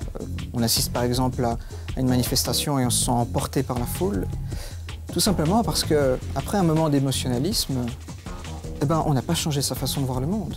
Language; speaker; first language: French; native; French